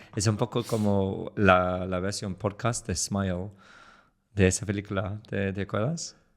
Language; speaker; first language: Spanish; non-native, fluent; English